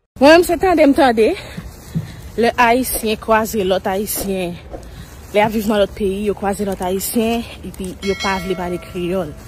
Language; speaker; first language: Haitian Creole; native; Haitian Creole